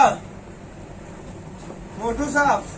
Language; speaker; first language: English; non-native, learner; Hindi